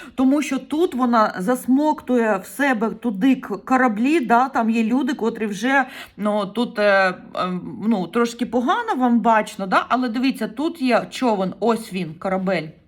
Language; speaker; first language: Ukrainian; non-native, local second language; Russian